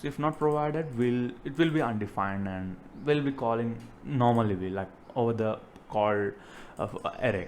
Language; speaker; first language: English; non-native, local second language; Telugu